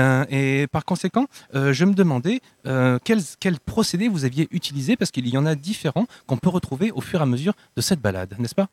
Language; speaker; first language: French; native; French